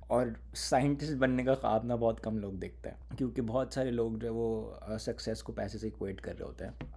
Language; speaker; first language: Urdu; native; Urdu